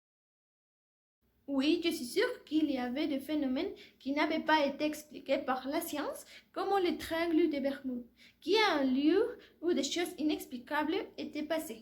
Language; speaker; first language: French; non-native, learner; Spanish